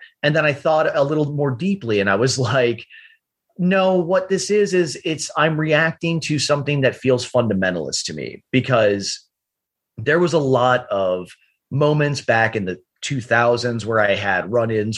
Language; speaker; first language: English; native; English